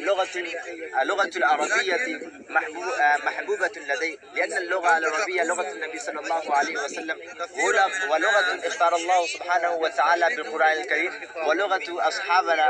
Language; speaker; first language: Arabic; non-native, learner; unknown